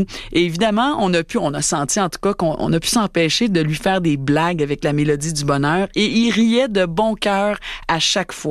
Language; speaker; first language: French; native; French